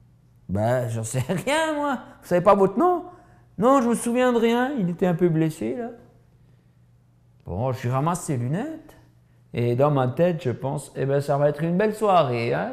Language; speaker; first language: French; native; French